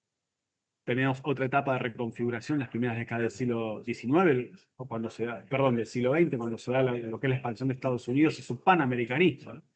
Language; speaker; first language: Spanish; native; Spanish